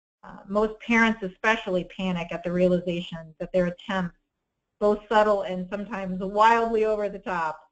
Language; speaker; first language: English; native; English